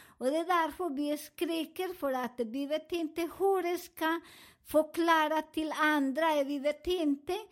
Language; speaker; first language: Swedish; non-native, fluent; Spanish